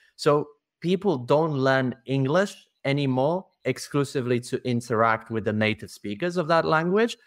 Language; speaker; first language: English; non-native, fluent; Polish